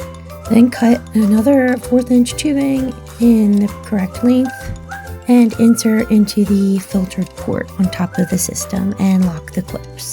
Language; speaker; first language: English; native; English